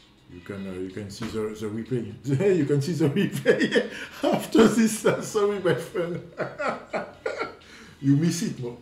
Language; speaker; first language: English; non-native, learner; French